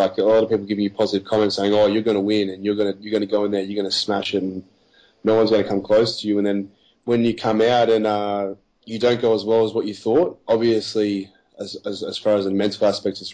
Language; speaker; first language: English; native; English